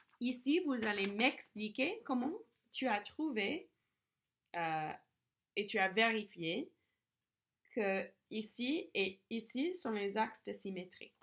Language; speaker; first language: French; non-native, fluent; English